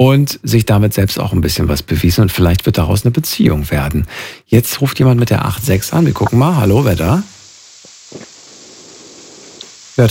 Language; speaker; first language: German; native; German